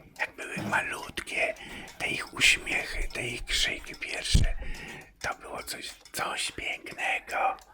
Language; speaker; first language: Polish; native; Polish